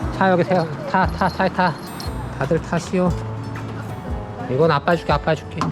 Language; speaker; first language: Korean; native; Korean